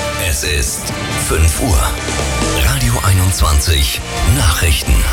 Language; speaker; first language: German; native; German